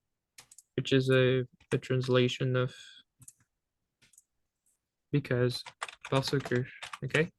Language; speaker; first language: English; non-native, fluent; French